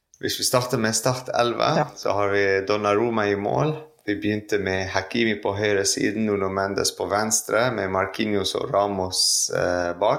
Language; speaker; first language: Norwegian; non-native, fluent; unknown